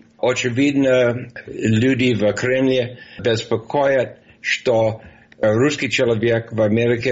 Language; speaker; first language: Russian; non-native, fluent; English